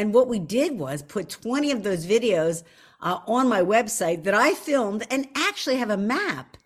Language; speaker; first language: English; native; English